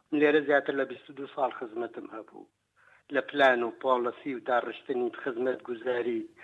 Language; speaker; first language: Central Kurdish; native; Central Kurdish